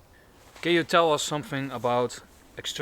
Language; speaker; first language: English; non-native, fluent; Dutch